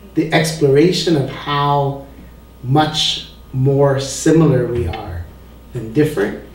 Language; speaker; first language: English; early bilingual, other home language; Spanish